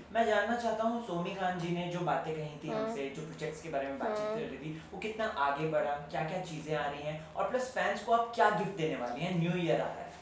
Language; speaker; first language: Hindi; native; Hindi